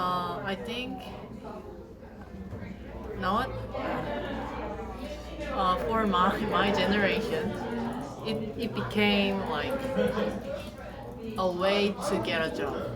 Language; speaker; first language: English; non-native, learner; Korean